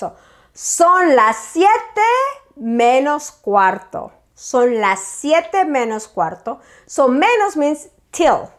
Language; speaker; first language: Spanish; native; Spanish